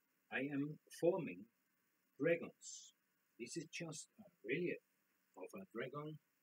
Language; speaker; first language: English; non-native, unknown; German